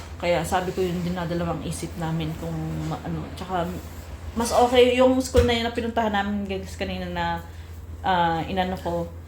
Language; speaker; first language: Filipino; native; Filipino